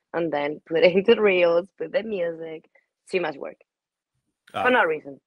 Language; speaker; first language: English; non-native, fluent; Spanish